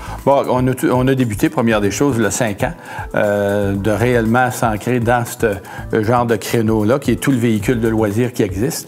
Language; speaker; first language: French; native; French